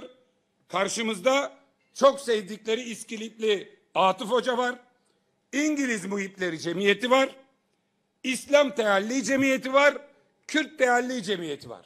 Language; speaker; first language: Turkish; native; Turkish